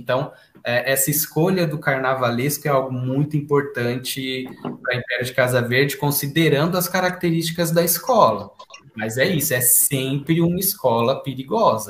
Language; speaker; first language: Portuguese; native; Portuguese